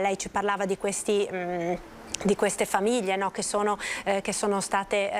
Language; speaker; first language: Italian; native; Italian